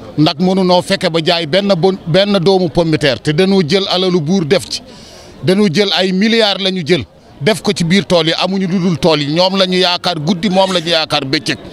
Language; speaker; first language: Wolof; native; Wolof